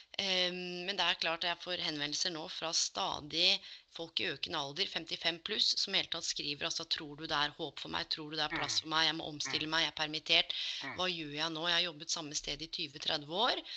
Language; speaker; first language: Norwegian; native; Norwegian